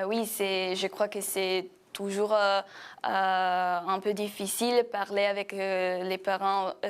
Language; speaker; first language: French; non-native, fluent; Italian